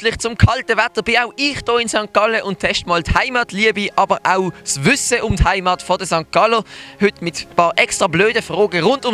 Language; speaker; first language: German; native; German